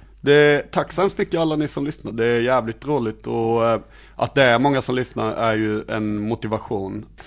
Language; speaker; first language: Swedish; native; Swedish